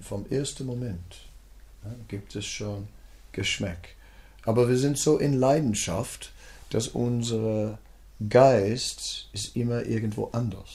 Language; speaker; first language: German; non-native, fluent; Dutch